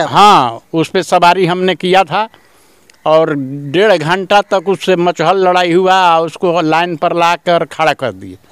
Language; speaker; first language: Hindi; native; Hindi